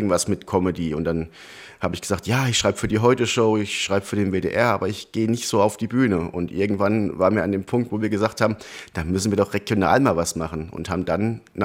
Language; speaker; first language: German; native; German